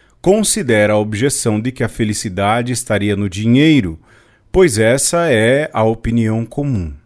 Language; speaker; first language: Portuguese; native; Portuguese